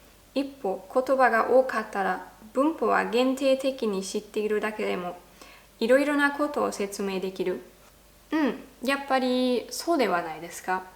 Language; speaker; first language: Japanese; non-native, fluent; German